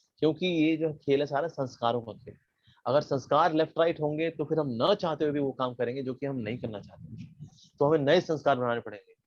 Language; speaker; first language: Hindi; native; Hindi